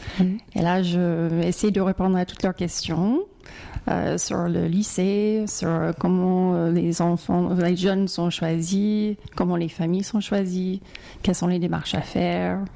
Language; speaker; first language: French; non-native, fluent; English